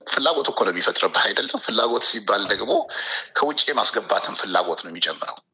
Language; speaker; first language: Amharic; native; Amharic